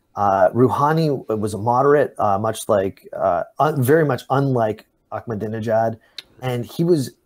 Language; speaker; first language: English; native; English